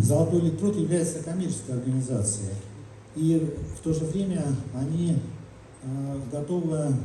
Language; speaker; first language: Russian; native; Russian